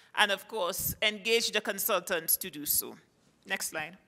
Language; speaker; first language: English; native; English